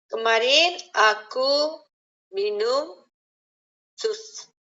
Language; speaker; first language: Indonesian; non-native, learner; Korean